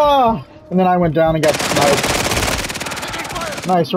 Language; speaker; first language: English; native; English